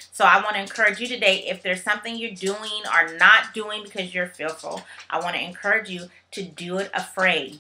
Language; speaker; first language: English; native; English